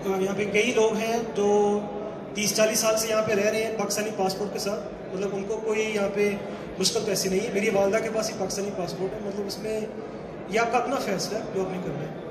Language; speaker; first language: Urdu; non-native, local second language; Punjabi